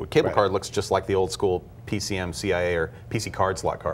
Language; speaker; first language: English; native; English